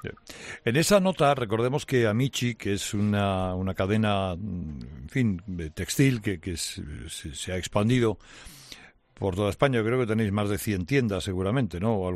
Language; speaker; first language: Spanish; native; Spanish